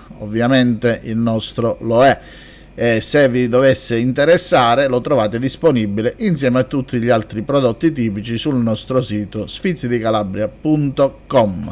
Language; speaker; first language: Italian; native; Italian